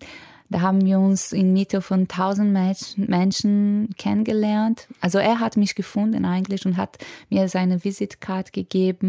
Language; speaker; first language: German; non-native, fluent; Portuguese